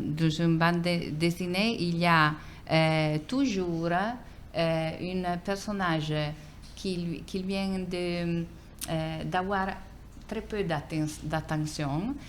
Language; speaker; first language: French; non-native, fluent; Italian